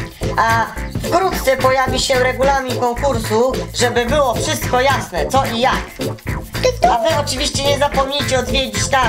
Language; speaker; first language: Polish; native; Polish